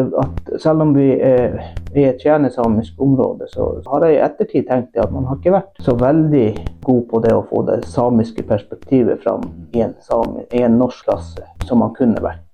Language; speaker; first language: Norwegian; non-native, local second language; Northern Sami